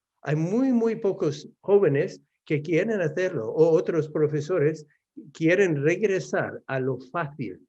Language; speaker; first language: Spanish; non-native, fluent; English